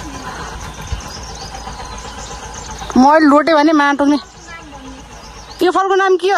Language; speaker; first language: Nepali; native; Nepali